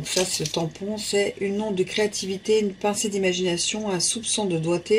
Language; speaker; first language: French; native; French